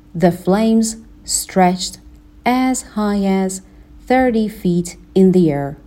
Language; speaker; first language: English; non-native, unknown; Persian